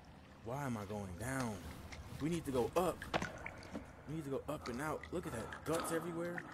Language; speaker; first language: English; native; English